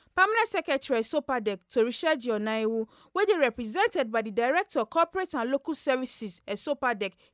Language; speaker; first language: Nigerian Pidgin; native; Nigerian Pidgin